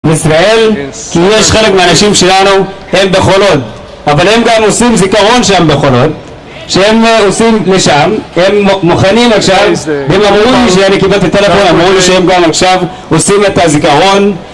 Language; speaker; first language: Hebrew; non-native, fluent; Arabic